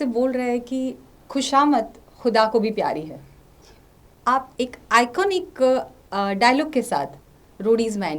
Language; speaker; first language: Hindi; non-native, local second language; Gujarati